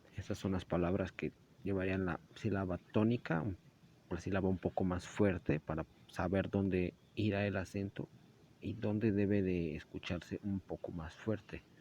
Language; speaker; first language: Spanish; native; Spanish